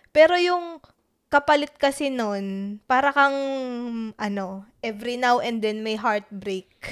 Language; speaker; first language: Filipino; native; Filipino